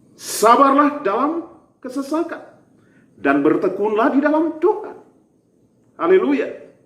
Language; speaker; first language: Indonesian; native; Indonesian